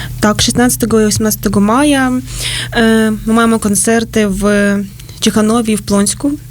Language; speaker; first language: Polish; non-native, learner; Ukrainian